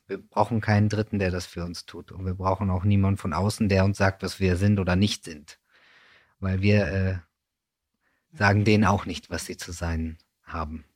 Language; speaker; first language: German; native; German